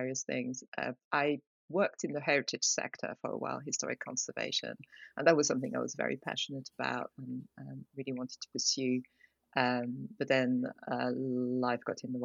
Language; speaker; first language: English; non-native, fluent; French